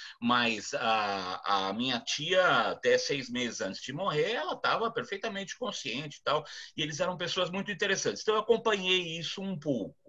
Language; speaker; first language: Portuguese; native; Portuguese